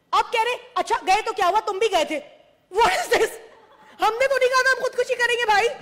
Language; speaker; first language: Urdu; non-native, local second language; Sindhi